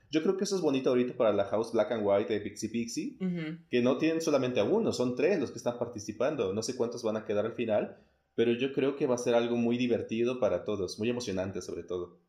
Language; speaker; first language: Spanish; native; Spanish